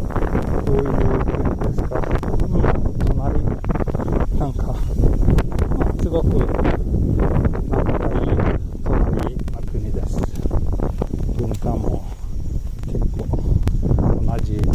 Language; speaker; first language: Japanese; non-native, learner; Swedish